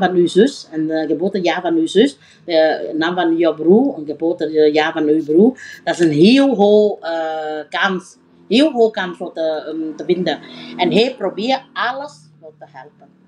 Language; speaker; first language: Dutch; non-native, learner; Vietnamese